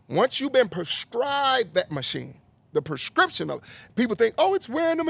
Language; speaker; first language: English; native; English